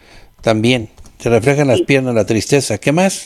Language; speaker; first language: Spanish; native; Spanish